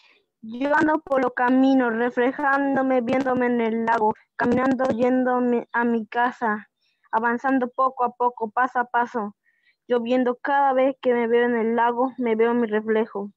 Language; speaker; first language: Spanish; native; Spanish